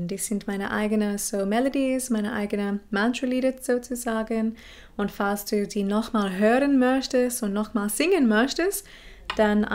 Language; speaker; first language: German; non-native, fluent; English